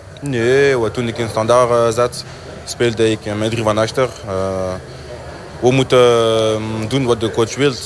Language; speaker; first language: Dutch; non-native, local second language; French